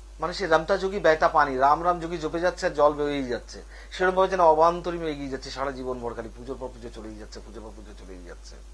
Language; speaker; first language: Bangla; native; Bangla